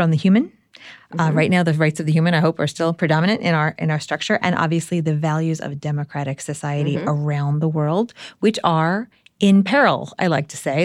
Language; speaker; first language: English; native; English